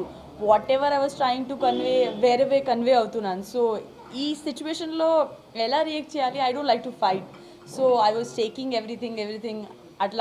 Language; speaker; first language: Telugu; non-native, local second language; Gujarati